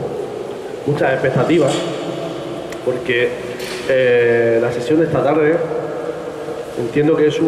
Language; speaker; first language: Spanish; native; Spanish